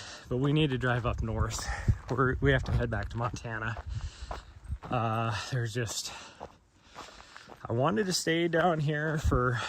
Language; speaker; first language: English; native; English